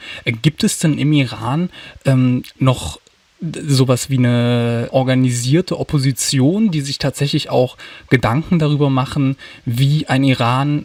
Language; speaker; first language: German; native; German